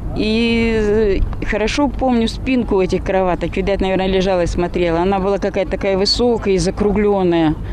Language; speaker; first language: Russian; native; Russian